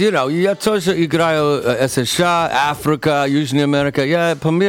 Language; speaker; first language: Russian; non-native, learner; English